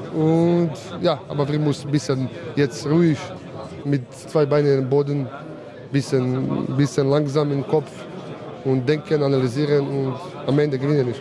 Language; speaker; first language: German; non-native, fluent; Croatian